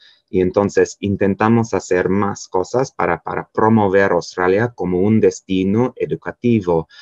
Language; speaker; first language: Spanish; non-native, fluent; English